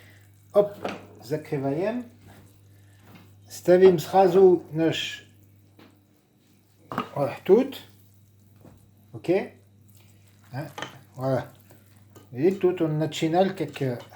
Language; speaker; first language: Russian; non-native, learner; French